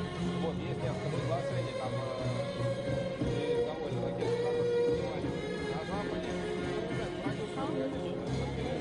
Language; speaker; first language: Russian; native; Russian